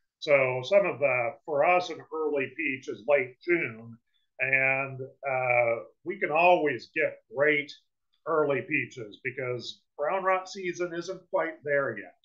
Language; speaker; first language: English; native; English